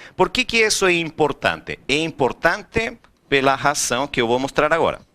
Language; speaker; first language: Portuguese; non-native, fluent; Spanish